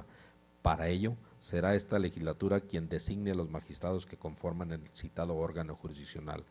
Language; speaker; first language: Spanish; native; Spanish